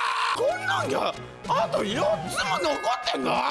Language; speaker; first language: Japanese; native; Japanese